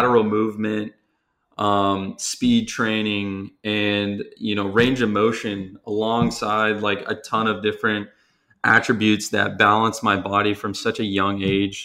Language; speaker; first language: English; native; English